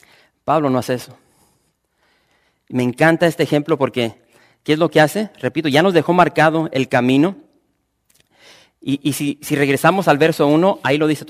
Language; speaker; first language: Spanish; native; Spanish